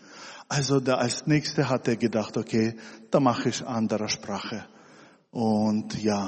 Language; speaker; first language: German; non-native, fluent; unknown